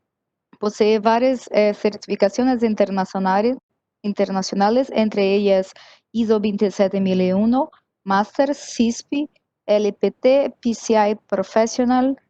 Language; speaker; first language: Spanish; non-native, learner; Portuguese